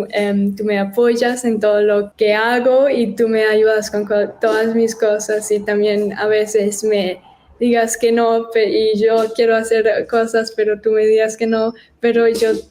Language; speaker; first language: Spanish; early bilingual, heritage; German